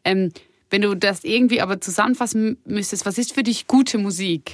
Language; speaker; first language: German; native; German